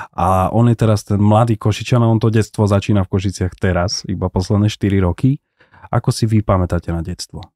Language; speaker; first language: Slovak; native; Slovak